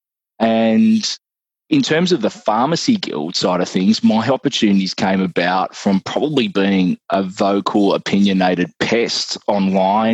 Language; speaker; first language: English; native; English